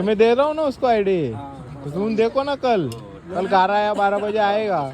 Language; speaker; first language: Hindi; non-native, local second language; Marathi